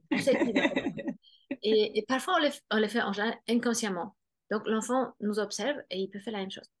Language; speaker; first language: French; non-native, fluent; Polish